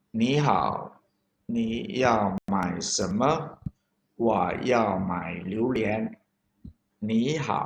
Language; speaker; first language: Chinese; non-native, fluent; Thai